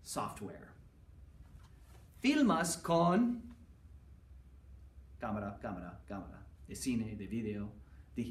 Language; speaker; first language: Spanish; non-native, fluent; English